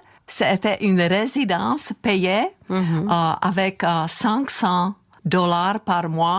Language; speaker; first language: French; non-native, fluent; Czech